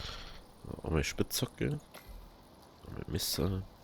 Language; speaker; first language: German; native; German